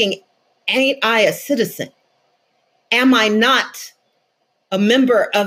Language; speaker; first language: English; native; English